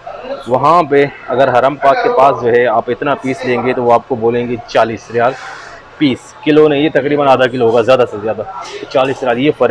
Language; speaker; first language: Hindi; native; Hindi